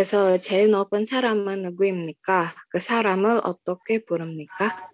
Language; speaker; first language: Korean; non-native, learner; Indonesian